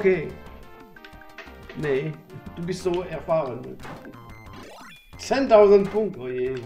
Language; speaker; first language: German; non-native, learner; French